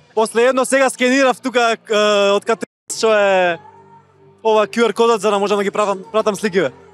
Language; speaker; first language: Macedonian; non-native, local second language; Turkish